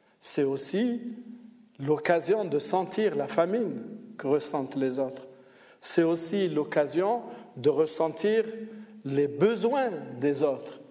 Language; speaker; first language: French; non-native, local second language; Arabic